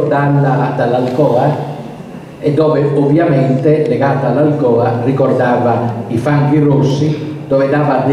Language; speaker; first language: Italian; native; Italian